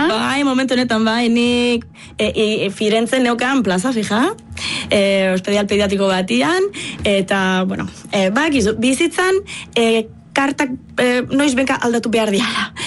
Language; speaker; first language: Basque; non-native, fluent; Italian